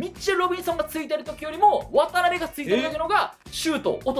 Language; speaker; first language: Japanese; native; Japanese